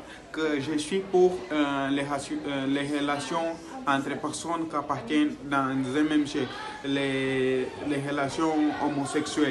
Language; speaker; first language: French; non-native, fluent; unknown